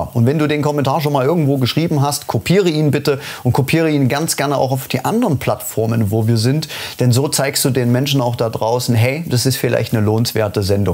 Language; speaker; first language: German; native; German